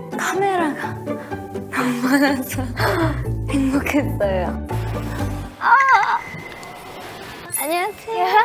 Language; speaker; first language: Korean; non-native, learner; Japanese